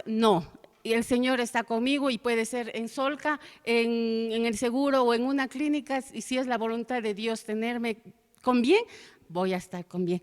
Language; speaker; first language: Spanish; native; Spanish